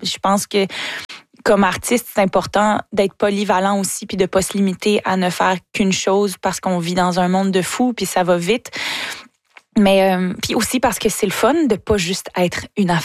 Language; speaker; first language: French; native; French